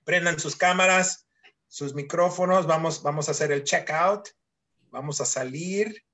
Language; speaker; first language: Spanish; early bilingual, other home language; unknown